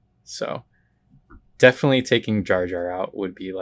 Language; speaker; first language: English; native; English